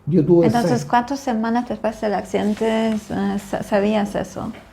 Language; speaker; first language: Spanish; non-native, fluent; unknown